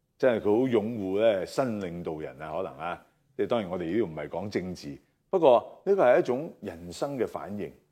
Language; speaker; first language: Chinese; non-native, local second language; Cantonese